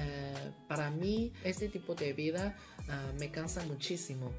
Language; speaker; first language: Spanish; non-native, fluent; Chinese